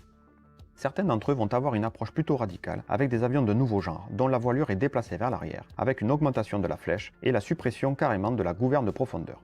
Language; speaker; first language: French; native; French